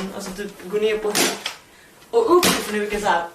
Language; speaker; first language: Swedish; native; Swedish